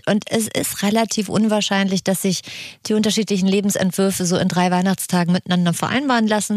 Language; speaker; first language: German; native; German